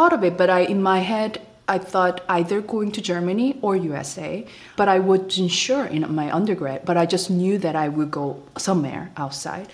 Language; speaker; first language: English; non-native, fluent; Korean